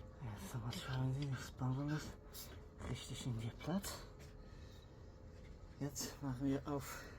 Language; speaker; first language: German; non-native, learner; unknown